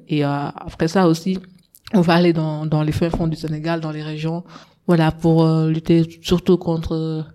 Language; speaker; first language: French; non-native, local second language; Wolof